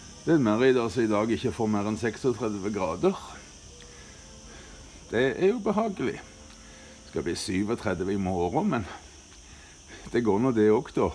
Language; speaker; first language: Norwegian; native; Norwegian